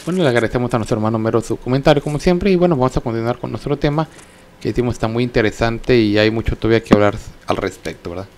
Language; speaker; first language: Spanish; native; Spanish